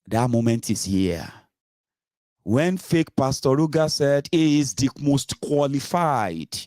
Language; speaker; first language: English; non-native, local second language; Yoruba